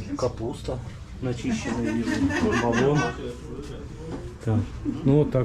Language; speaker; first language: Russian; native; Russian